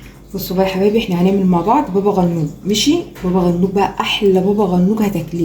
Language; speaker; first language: Arabic; native; Arabic